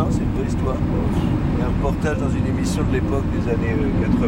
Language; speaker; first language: French; native; French